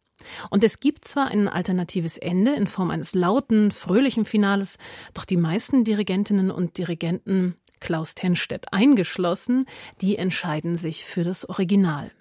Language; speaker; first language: German; native; German